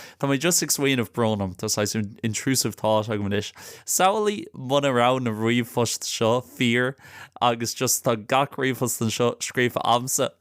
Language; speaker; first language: Irish; non-native, local second language; English